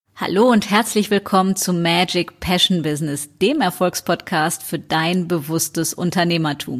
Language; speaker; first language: German; native; German